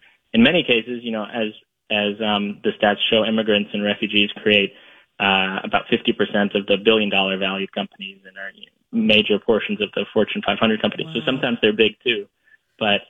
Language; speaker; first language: English; native; English